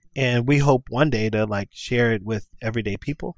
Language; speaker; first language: English; native; English